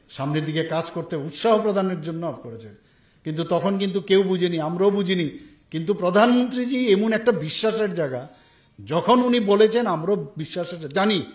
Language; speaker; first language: Bangla; native; Bangla